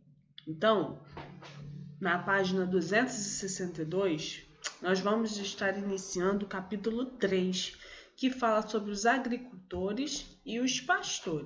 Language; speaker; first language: Portuguese; native; Portuguese